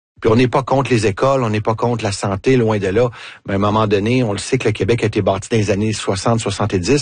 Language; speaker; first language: French; native; French